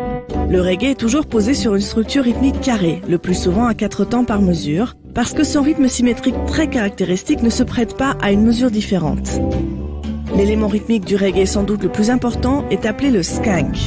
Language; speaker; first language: French; native; French